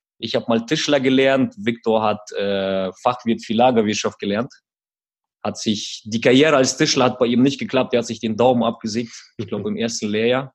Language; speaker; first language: German; early bilingual, other home language; Russian